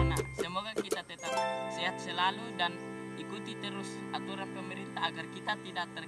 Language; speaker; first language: Indonesian; native; Indonesian